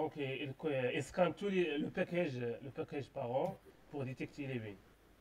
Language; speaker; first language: French; non-native, local second language; Arabic